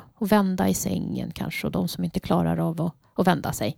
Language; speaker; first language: Swedish; non-native, fluent; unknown